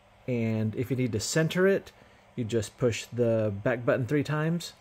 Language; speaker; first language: English; native; English